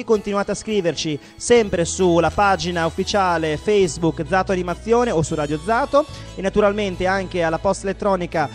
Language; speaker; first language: Italian; native; Italian